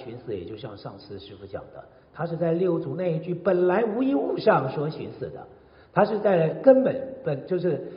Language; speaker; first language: Chinese; native; Chinese